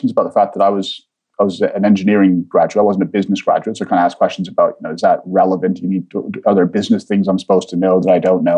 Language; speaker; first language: English; native; English